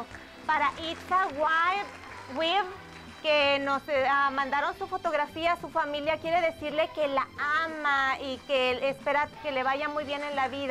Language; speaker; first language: Spanish; native; Spanish